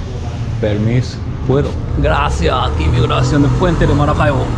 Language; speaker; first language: Spanish; non-native, learner; Japanese